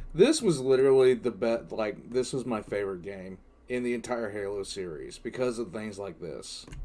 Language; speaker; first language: English; native; English